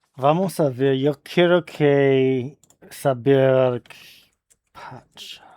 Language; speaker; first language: Spanish; non-native, learner; English